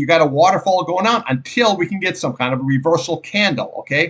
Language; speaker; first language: English; native; English